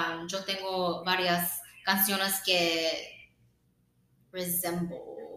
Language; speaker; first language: Spanish; non-native, fluent; English